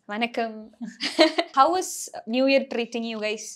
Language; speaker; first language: Tamil; native; Tamil